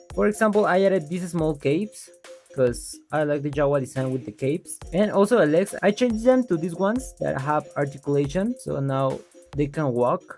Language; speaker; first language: English; non-native, local second language; Spanish